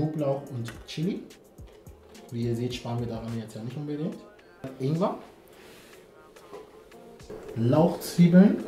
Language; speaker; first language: German; early bilingual, other home language; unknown